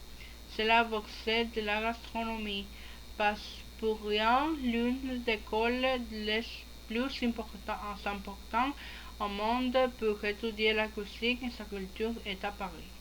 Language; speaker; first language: French; non-native, learner; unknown